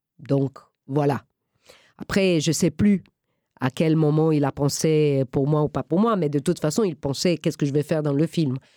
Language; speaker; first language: French; non-native, fluent; Romanian